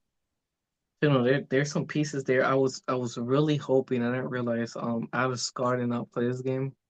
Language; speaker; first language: English; native; English